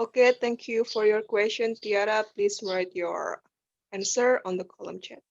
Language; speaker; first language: English; non-native, learner; Indonesian